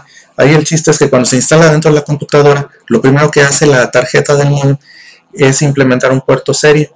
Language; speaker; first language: Spanish; native; Spanish